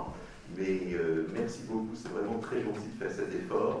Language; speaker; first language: French; native; French